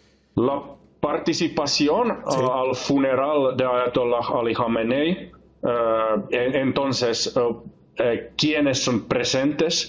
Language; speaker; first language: Spanish; non-native, fluent; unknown